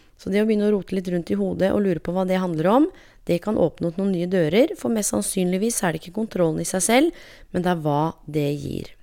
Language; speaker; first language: Norwegian; native; Norwegian